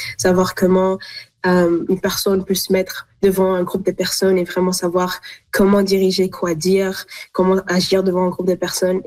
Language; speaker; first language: French; non-native, local second language; Arabic